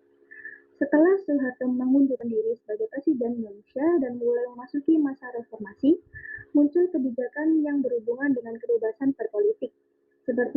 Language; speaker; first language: Indonesian; native; Indonesian